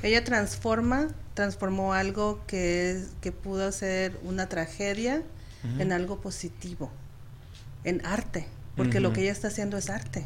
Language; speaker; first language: Spanish; native; Spanish